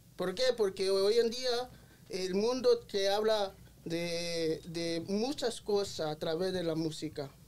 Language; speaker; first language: Spanish; early bilingual, heritage; Spanish